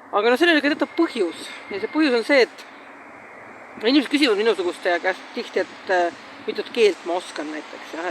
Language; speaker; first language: Estonian; native; Estonian